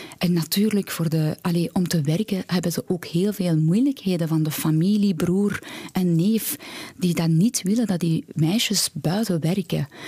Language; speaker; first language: Dutch; non-native, fluent; Persian